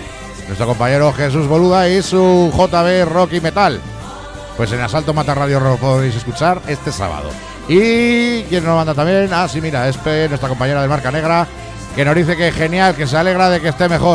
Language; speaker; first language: Spanish; native; Spanish